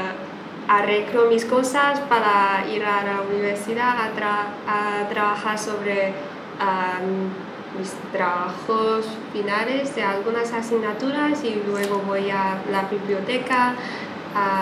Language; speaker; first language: Spanish; non-native, fluent; Chinese